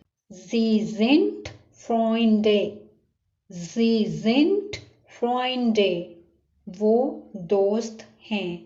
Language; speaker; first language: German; non-native, learner; Urdu